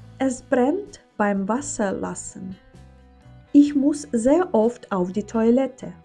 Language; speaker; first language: German; non-native, fluent; Ukrainian